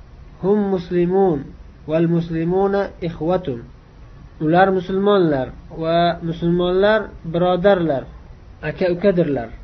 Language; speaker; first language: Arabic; non-native, fluent; Uzbek